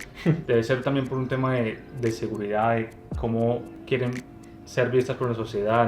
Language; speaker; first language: Spanish; native; Spanish